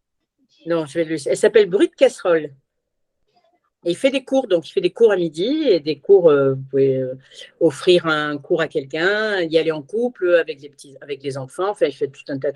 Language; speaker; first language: French; native; French